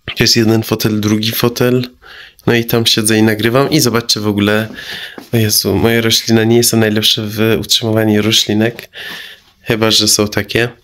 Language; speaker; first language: Polish; non-native, fluent; Persian